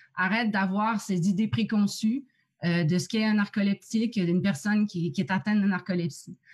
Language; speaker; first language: French; native; French